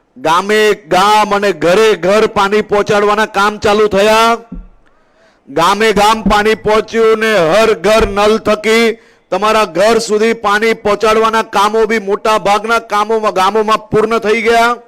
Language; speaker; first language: Gujarati; native; Gujarati